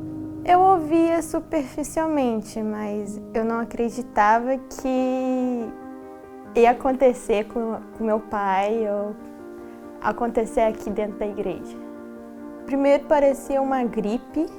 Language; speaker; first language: Portuguese; early bilingual, heritage; Portuguese